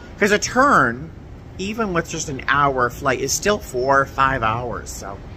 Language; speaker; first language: English; native; English